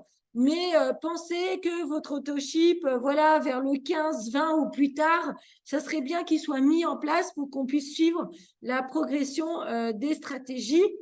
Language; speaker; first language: French; native; French